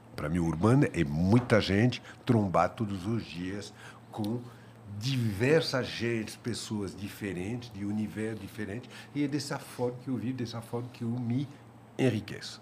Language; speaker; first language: Portuguese; non-native, fluent; French